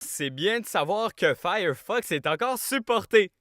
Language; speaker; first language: French; native; French